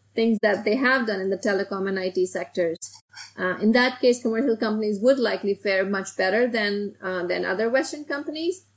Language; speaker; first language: English; non-native, local second language; Hindi